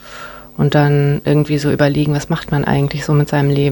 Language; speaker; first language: German; native; German